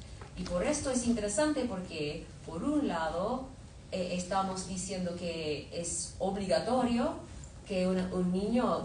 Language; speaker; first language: Spanish; non-native, fluent; English